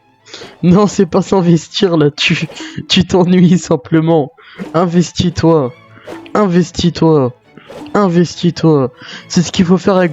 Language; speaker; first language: French; native; French